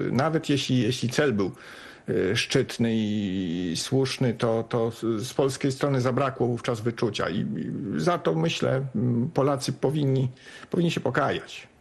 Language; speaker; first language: Polish; native; Polish